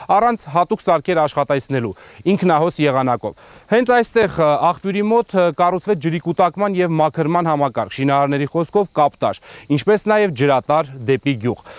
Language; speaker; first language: Armenian; native; Armenian